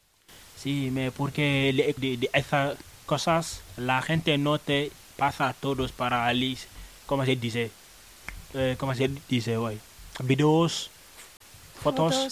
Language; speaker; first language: Spanish; non-native, learner; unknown